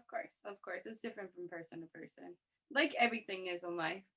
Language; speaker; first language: English; native; English